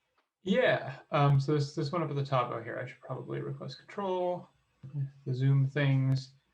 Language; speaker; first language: English; native; English